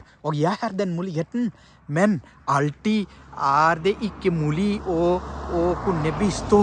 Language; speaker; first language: Norwegian; non-native, fluent; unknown